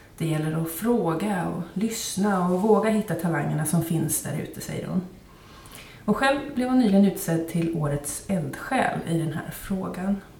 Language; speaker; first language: Swedish; native; Swedish